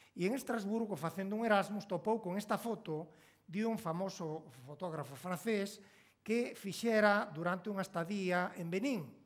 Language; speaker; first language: Galician; native; Galician